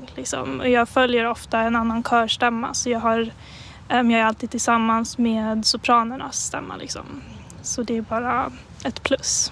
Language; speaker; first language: Swedish; native; Swedish